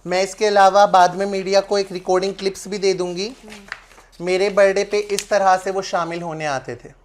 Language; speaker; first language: Hindi; non-native, local second language; Punjabi